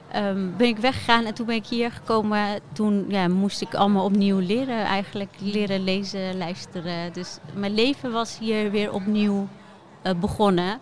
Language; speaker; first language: Dutch; non-native, fluent; Persian